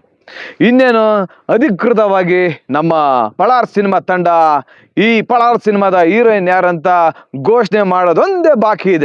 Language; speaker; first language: Kannada; native; Kannada